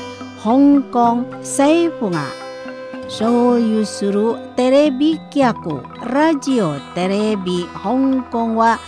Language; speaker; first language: Japanese; non-native, fluent; Indonesian